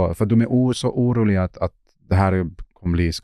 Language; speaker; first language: Swedish; non-native, fluent; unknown